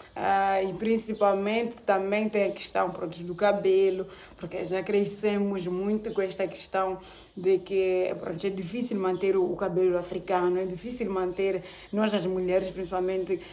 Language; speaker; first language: Portuguese; non-native, local second language; Tsonga